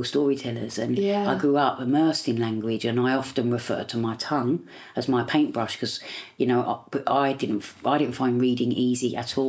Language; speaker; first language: English; native; English